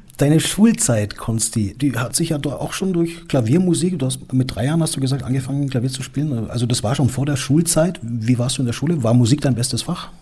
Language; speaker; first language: German; native; German